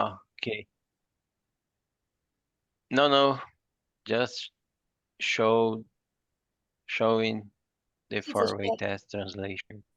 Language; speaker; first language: English; non-native, fluent; Portuguese